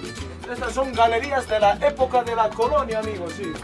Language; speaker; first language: Spanish; non-native, local second language; Quechua